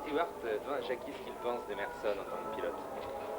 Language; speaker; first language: French; native; French